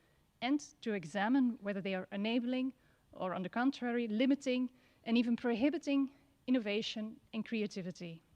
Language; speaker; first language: English; non-native, fluent; Dutch